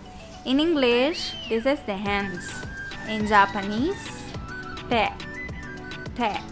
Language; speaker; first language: English; non-native, local second language; Filipino